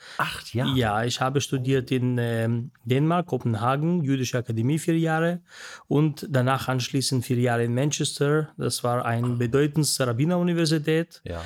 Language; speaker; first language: German; non-native, fluent; Russian